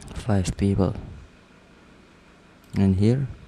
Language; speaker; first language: English; non-native, learner; Indonesian